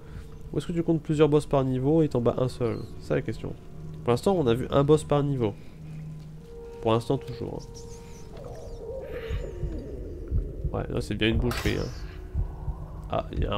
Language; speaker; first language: French; native; French